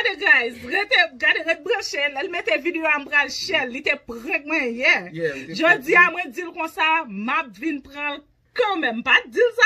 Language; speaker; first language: French; non-native, learner; Haitian Creole